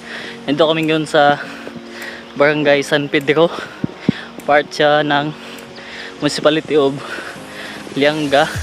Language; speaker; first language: Filipino; non-native, local second language; Cebuano